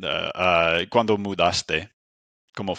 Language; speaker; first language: Spanish; non-native, fluent; English